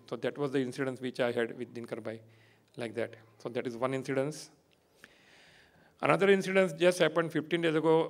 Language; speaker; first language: English; non-native, local second language; Gujarati